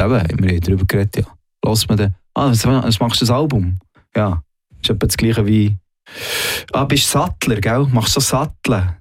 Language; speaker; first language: German; native; German